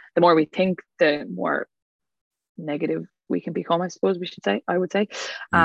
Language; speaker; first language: English; native; English